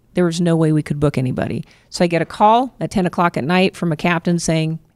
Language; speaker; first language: English; native; English